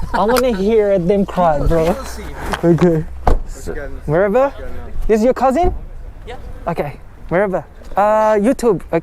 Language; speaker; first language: English; non-native, learner; Thai